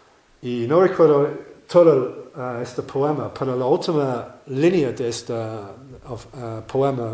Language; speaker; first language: Spanish; non-native, learner; English